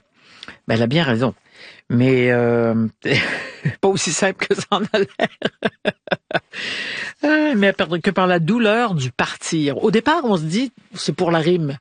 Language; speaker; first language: French; native; French